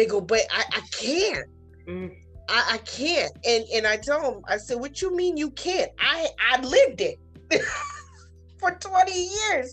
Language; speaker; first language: English; native; English